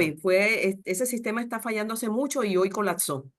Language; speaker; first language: Spanish; native; Spanish